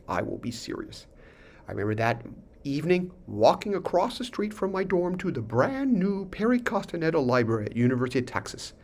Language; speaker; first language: English; native; English